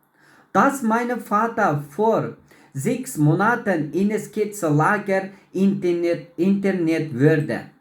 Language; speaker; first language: German; non-native, learner; Uyghur